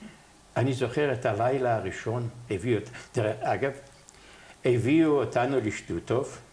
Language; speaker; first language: Hebrew; non-native, fluent; Yiddish